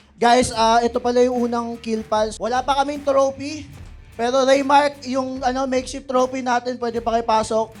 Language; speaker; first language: Filipino; native; Filipino